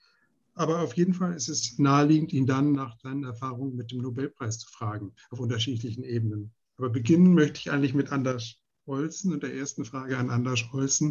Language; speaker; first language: German; native; German